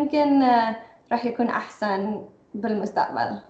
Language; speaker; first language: Arabic; non-native, fluent; English